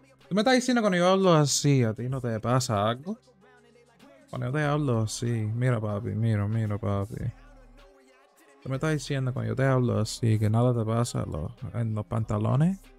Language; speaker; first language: Spanish; early bilingual, heritage; Spanish